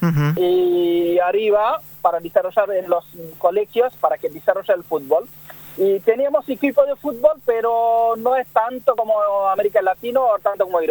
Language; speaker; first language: Spanish; non-native, learner; Bangla